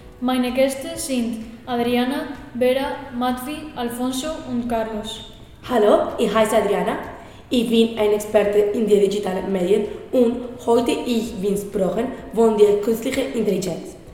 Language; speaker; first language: German; non-native, learner; Spanish